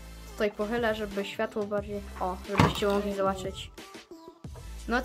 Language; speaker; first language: Polish; native; Polish